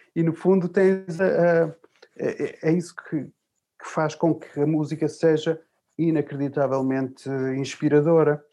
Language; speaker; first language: Portuguese; early bilingual, other home language; English